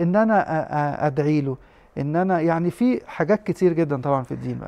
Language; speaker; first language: Arabic; native; Arabic